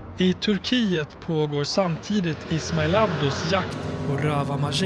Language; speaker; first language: Swedish; native; Swedish